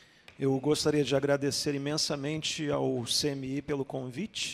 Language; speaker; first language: Portuguese; native; Portuguese